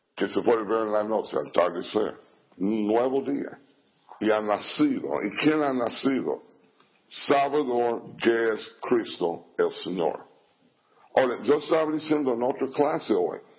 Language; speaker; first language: Spanish; non-native, fluent; English